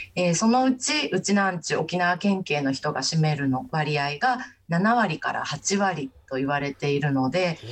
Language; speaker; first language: Japanese; native; Japanese